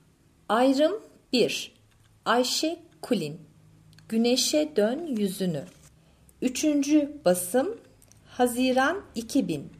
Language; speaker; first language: Turkish; native; Turkish